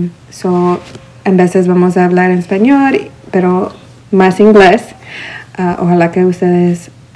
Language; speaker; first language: Spanish; early bilingual, heritage; Spanish